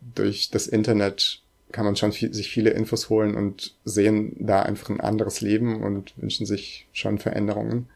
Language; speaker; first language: German; early bilingual, other home language; Russian